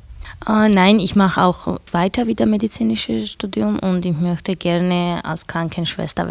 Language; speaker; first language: German; non-native, learner; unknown